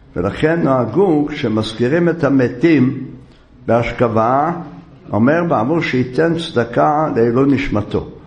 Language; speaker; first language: Hebrew; native; Hebrew